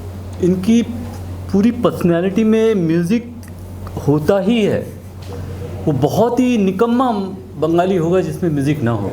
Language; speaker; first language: Hindi; native; Hindi